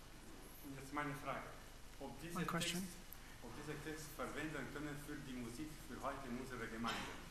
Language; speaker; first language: German; non-native, learner; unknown